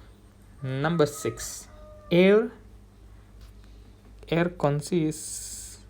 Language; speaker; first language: English; non-native, fluent; Indonesian